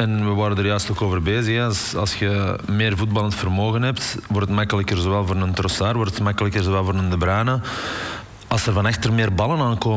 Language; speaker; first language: Dutch; native; Dutch